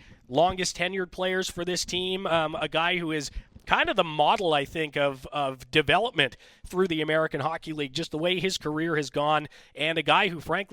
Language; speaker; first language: English; native; English